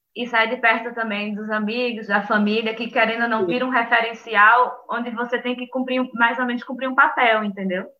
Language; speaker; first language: Portuguese; native; Portuguese